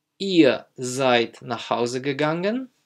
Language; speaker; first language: German; non-native, fluent; Polish